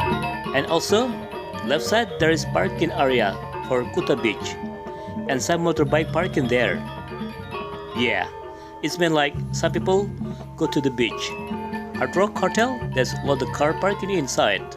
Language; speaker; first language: English; non-native, local second language; Indonesian